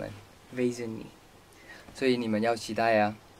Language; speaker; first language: Chinese; non-native, fluent; Thai